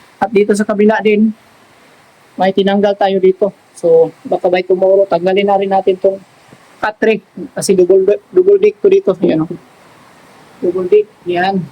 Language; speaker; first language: Filipino; non-native, local second language; Cebuano